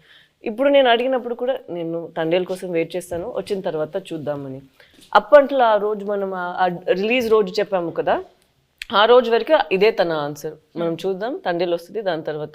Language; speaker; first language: Telugu; non-native, local second language; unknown